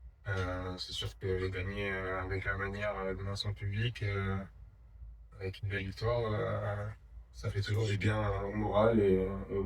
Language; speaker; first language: French; native; French